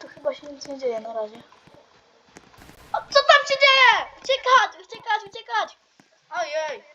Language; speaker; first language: Polish; native; Polish